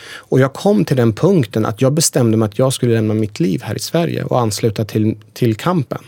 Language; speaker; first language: Swedish; early bilingual, other home language; Persian